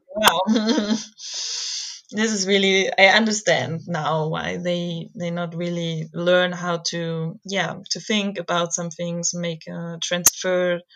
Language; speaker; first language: English; non-native, fluent; German